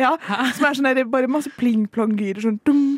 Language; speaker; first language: Norwegian; native; Norwegian